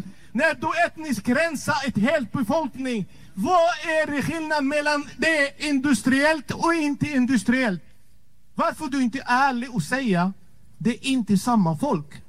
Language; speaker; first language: Swedish; non-native, fluent; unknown